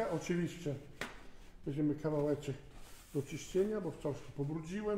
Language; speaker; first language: Polish; non-native, fluent; Italian